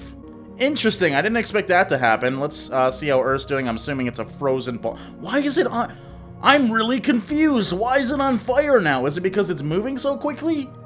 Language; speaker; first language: English; native; English